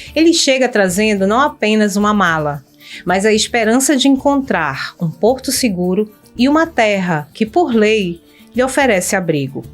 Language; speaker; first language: Portuguese; native; Portuguese